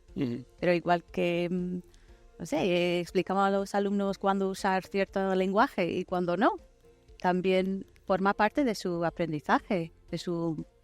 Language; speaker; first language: Spanish; non-native, fluent; English